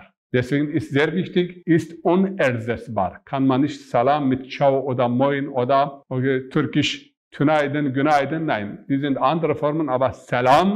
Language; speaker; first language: German; non-native, fluent; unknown